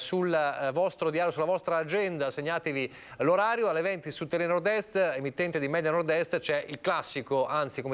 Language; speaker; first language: Italian; native; Italian